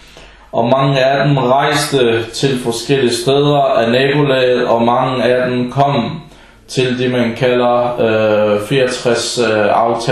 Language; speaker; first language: Danish; early bilingual, other home language; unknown